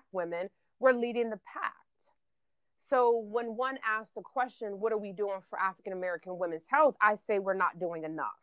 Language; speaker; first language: English; native; English